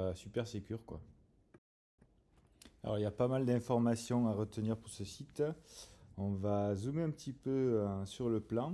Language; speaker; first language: French; native; French